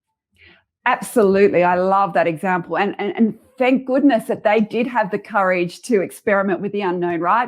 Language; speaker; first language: English; native; English